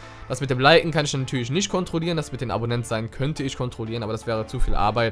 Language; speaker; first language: German; native; German